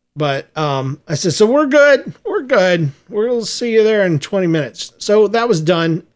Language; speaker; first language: English; native; English